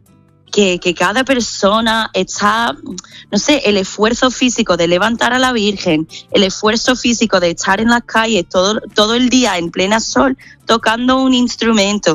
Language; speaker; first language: Spanish; non-native, fluent; English